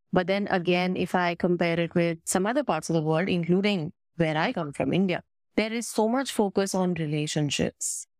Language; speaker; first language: English; non-native, local second language; Hindi